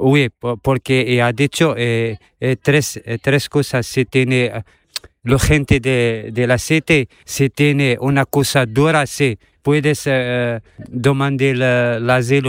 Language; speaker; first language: Spanish; non-native, learner; Arabic